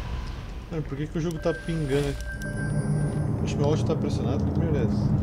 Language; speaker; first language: Portuguese; native; Portuguese